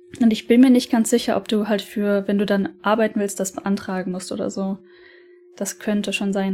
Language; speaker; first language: German; native; German